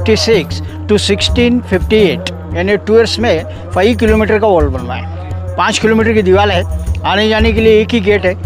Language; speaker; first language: Hindi; non-native, local second language; Marathi